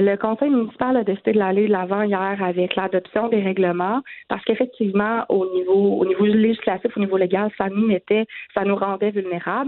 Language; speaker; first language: French; native; French